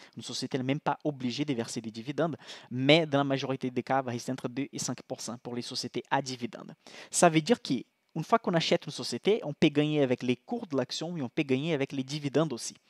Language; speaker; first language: French; non-native, fluent; Portuguese